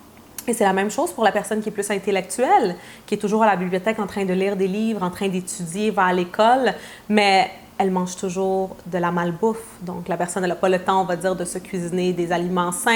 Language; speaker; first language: French; native; French